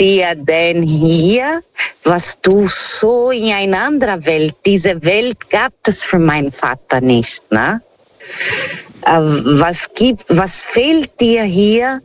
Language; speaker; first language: German; non-native, fluent; Portuguese